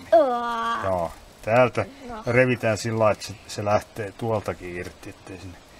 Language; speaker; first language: Finnish; native; Finnish